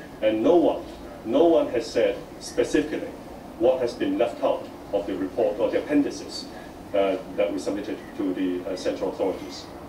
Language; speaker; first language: English; non-native, local second language; Cantonese